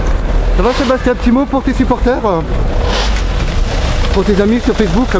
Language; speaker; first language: French; native; French